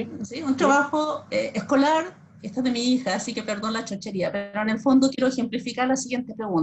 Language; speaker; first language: Spanish; native; Spanish